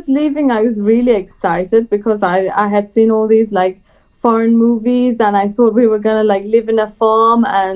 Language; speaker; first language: English; early bilingual, other home language; Persian